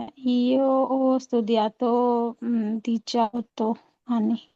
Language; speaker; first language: Italian; non-native, learner; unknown